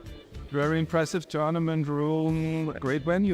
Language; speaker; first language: English; non-native, fluent; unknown